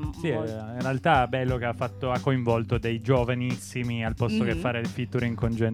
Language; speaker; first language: Italian; native; Italian